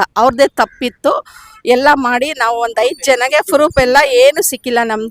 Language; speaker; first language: Kannada; non-native, local second language; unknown